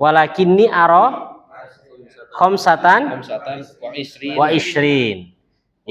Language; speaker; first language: Arabic; non-native, fluent; Indonesian